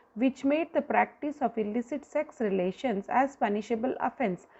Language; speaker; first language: English; non-native, local second language; Kannada